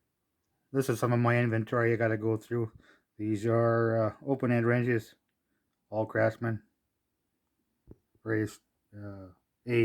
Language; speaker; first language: English; native; English